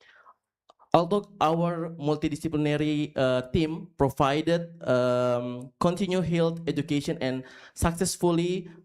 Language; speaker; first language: English; non-native, fluent; Indonesian